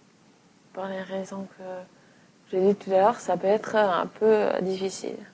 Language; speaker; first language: French; non-native, fluent; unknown